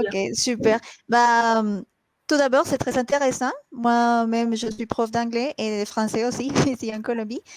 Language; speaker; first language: French; non-native, fluent; Spanish